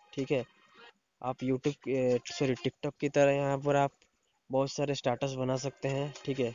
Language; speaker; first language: Hindi; non-native, local second language; Odia